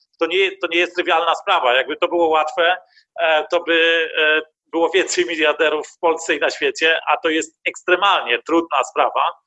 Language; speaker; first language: Polish; early bilingual, heritage; Polish